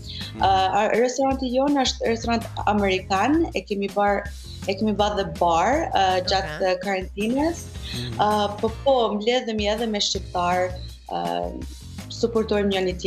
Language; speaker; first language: Albanian; early bilingual, heritage; Albanian